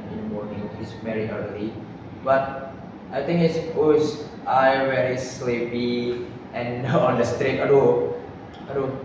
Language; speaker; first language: English; non-native, learner; Indonesian